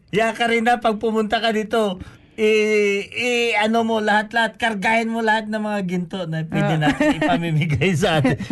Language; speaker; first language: Filipino; non-native, local second language; Cebuano